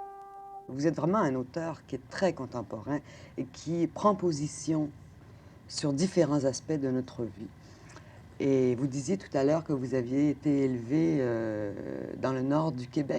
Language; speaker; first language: French; native; French